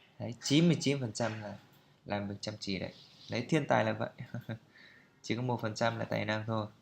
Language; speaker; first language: Vietnamese; native; Vietnamese